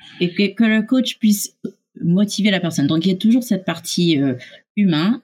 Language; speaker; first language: French; early bilingual, heritage; English